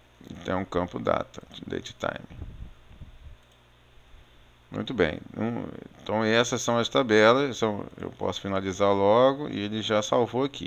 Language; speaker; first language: Portuguese; native; Portuguese